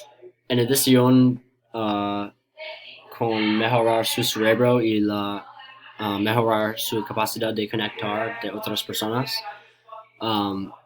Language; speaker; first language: Spanish; non-native, learner; English